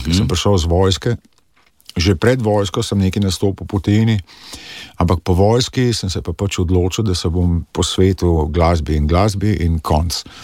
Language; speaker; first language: Slovenian; early bilingual, other home language; English